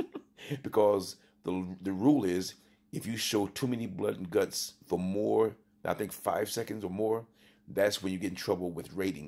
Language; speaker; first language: English; native; English